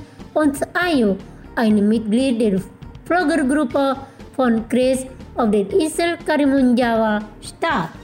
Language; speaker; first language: German; non-native, fluent; Indonesian